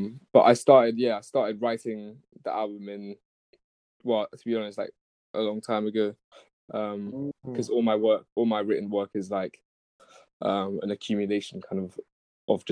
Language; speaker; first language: English; native; English